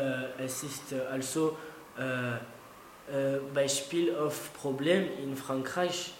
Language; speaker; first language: German; non-native, learner; French